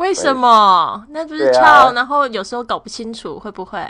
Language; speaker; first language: Chinese; native; Chinese